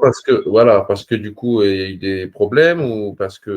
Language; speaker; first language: French; native; French